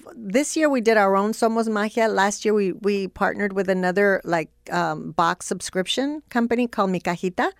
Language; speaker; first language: English; native; English